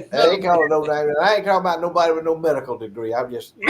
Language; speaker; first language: English; native; English